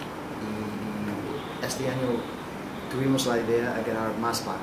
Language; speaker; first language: Spanish; non-native, learner; English